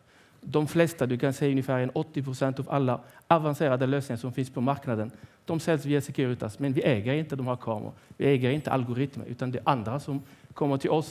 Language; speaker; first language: Swedish; non-native, fluent; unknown